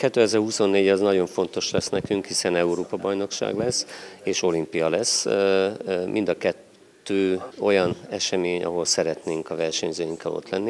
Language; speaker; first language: Hungarian; native; Hungarian